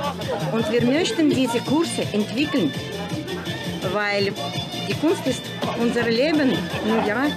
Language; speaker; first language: German; non-native, learner; Russian